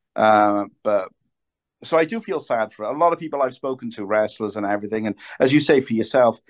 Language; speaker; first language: English; native; English